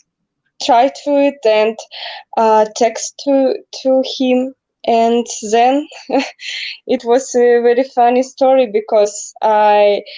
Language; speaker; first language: English; non-native, learner; Russian